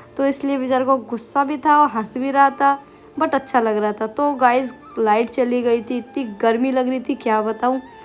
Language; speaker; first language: Hindi; non-native, local second language; Bangla